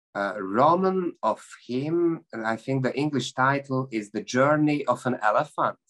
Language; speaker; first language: English; non-native, fluent; Hungarian